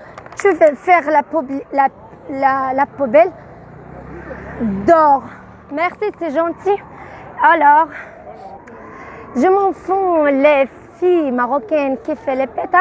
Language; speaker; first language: French; non-native, learner; Arabic